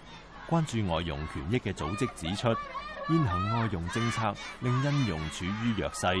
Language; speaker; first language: Cantonese; native; Cantonese